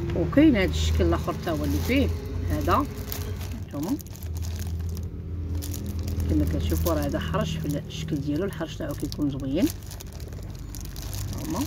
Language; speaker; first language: Arabic; native; Arabic